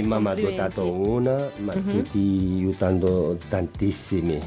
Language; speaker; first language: Italian; non-native, learner; Nepali